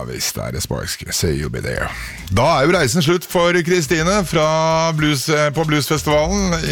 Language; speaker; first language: Norwegian; native; Norwegian